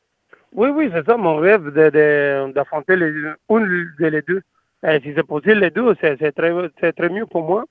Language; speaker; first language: French; non-native, learner; Spanish